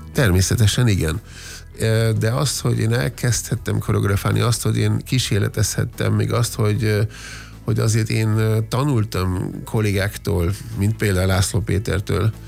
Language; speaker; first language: Hungarian; non-native, fluent; German